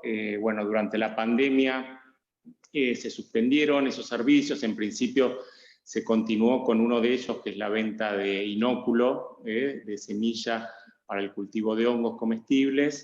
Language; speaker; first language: Spanish; native; Spanish